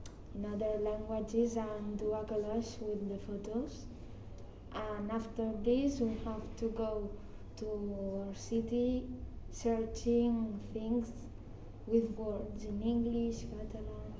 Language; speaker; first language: English; non-native, learner; Catalan